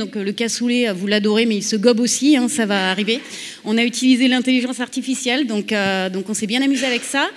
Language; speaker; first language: French; native; French